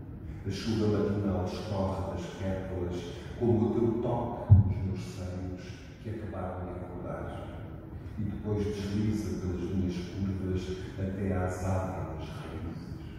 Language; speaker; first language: Portuguese; native; Portuguese